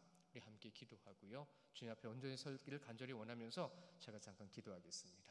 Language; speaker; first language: Korean; native; Korean